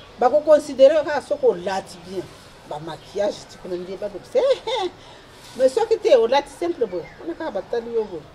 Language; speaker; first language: Lingala; non-native, local second language; Luba-Lulua